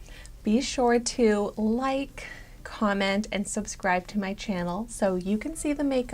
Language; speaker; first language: English; native; English